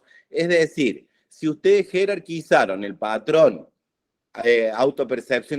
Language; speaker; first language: Spanish; native; Spanish